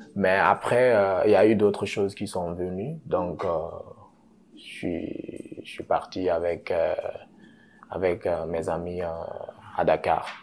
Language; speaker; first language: French; non-native, local second language; Susu